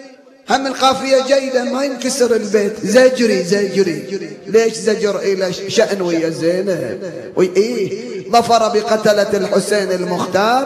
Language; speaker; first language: Arabic; native; Arabic